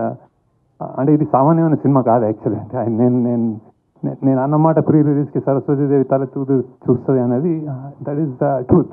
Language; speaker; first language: Telugu; native; Telugu